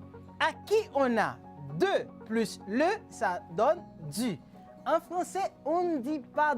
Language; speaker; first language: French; non-native, fluent; Spanish